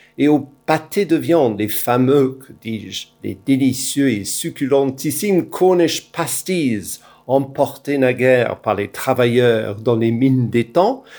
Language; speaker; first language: French; non-native, fluent; English